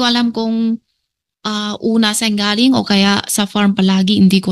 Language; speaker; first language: Filipino; non-native, learner; Chinese